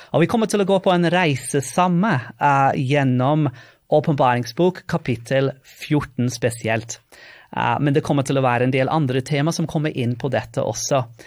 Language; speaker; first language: Norwegian; non-native, fluent; English